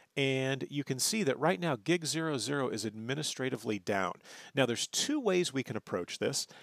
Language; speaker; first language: English; native; English